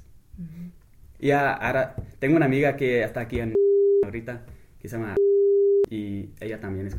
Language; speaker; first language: Spanish; non-native, fluent; English